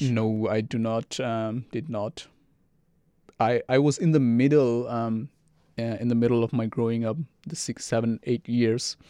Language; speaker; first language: English; non-native, fluent; Arabic